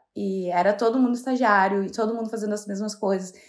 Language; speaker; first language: Portuguese; native; Portuguese